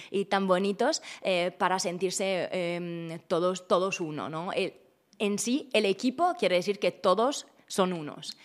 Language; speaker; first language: Spanish; non-native, fluent; Italian